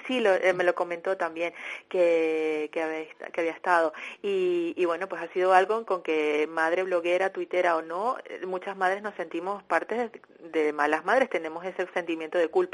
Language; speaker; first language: Spanish; native; Spanish